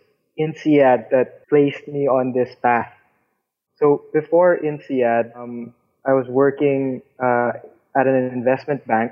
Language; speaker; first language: English; non-native, local second language; Filipino